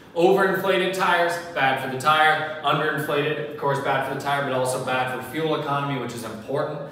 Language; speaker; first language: English; native; English